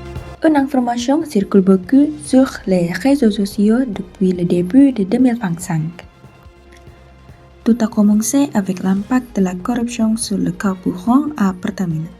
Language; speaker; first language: French; non-native, learner; Indonesian